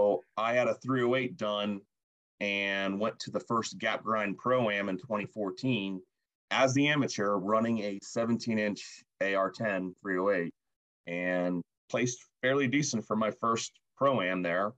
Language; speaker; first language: English; native; English